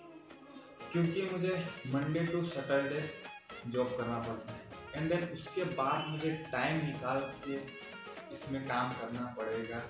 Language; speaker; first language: Hindi; non-native, local second language; Bangla